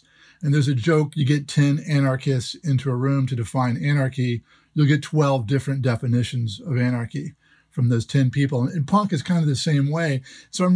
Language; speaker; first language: English; native; English